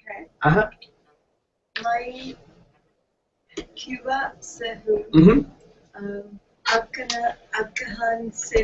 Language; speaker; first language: Hindi; non-native, learner; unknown